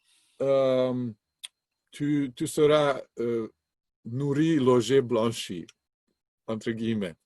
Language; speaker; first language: French; non-native, fluent; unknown